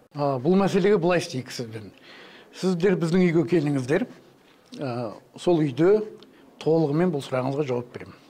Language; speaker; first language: Kazakh; non-native, local second language; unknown